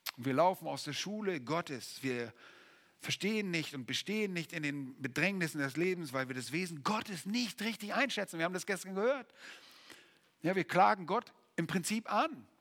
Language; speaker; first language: German; native; German